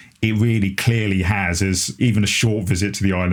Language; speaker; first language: English; native; English